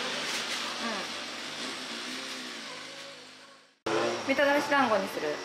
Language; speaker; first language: Japanese; native; Japanese